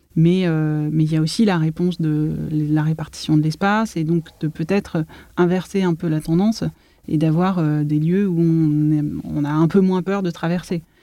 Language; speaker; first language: French; native; French